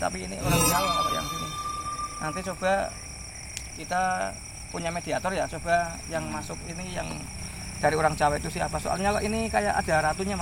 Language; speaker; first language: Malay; non-native, local second language; Javanese